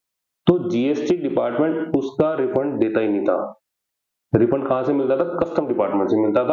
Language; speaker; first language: Hindi; native; Hindi